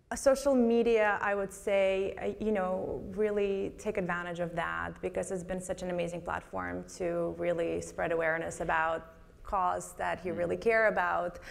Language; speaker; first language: English; non-native, fluent; Russian